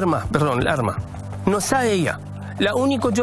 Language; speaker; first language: Spanish; non-native, learner; Arabic